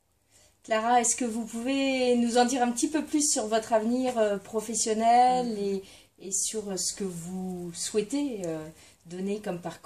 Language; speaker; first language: French; native; French